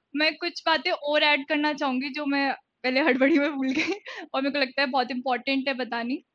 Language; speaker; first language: Hindi; native; Hindi